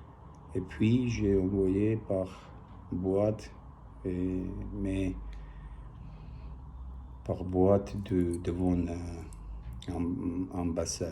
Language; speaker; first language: French; non-native, learner; Armenian